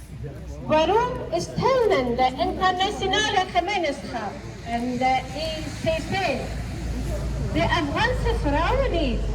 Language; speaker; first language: Dutch; non-native, fluent; Persian